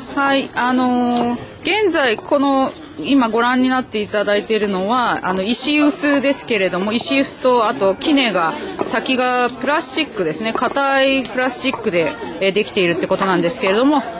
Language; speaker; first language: Japanese; native; Japanese